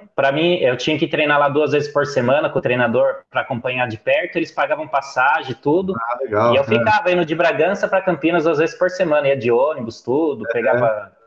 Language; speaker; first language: Portuguese; native; Portuguese